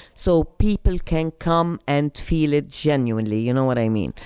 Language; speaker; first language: English; non-native, fluent; Arabic